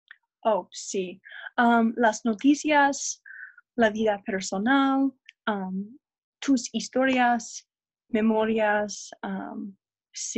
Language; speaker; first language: Spanish; non-native, learner; English